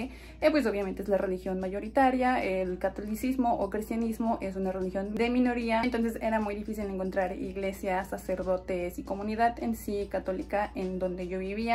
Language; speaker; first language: Spanish; native; Spanish